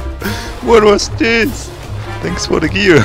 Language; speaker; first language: English; non-native, fluent; German